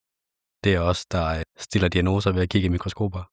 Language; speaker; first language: Danish; native; Danish